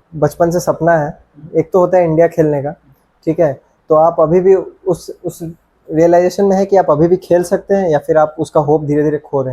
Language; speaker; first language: Hindi; non-native, local second language; Bangla